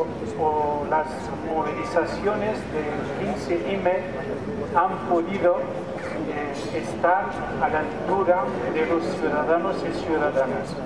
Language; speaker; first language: Spanish; non-native, fluent; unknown